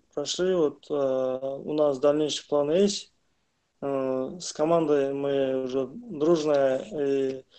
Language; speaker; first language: Russian; non-native, local second language; Kazakh